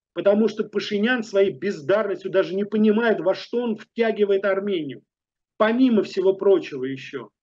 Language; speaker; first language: Russian; native; Russian